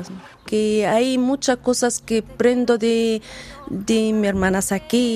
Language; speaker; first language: Spanish; non-native, learner; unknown